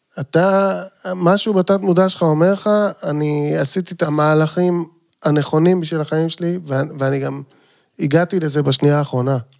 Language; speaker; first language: Hebrew; native; Hebrew